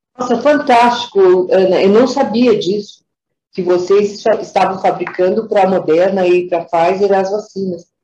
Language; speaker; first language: Portuguese; native; Portuguese